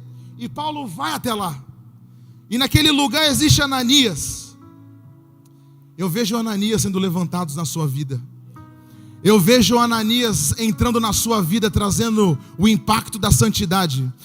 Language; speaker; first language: Portuguese; native; Portuguese